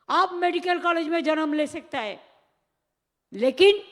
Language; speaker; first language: Hindi; non-native, local second language; Bangla